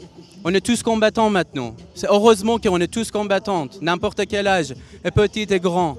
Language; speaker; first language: French; non-native, learner; Persian